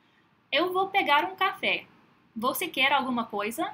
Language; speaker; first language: Portuguese; non-native, fluent; English